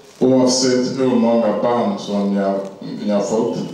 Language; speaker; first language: Swedish; non-native, learner; Lingala